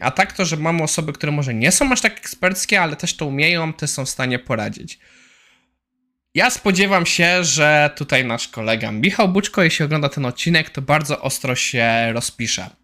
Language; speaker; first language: Polish; native; Polish